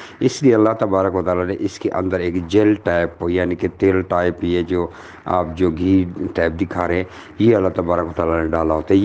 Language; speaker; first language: Urdu; non-native, local second language; Pashto